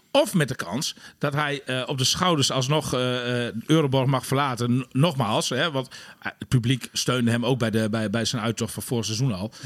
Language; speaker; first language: Dutch; native; Dutch